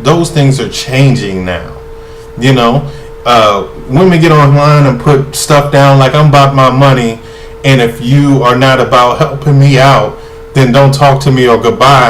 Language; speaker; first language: English; native; English